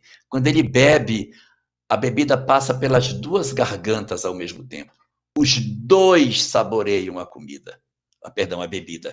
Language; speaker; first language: Portuguese; native; Portuguese